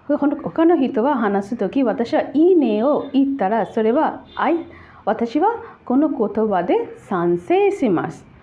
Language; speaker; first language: Japanese; non-native, learner; Bangla